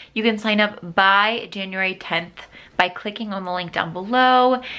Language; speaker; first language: English; native; English